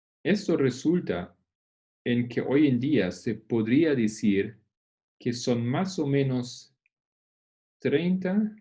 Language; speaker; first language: Spanish; non-native, fluent; Portuguese